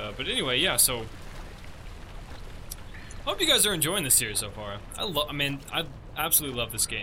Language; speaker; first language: English; native; English